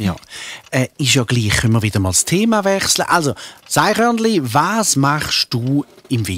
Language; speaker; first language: German; native; German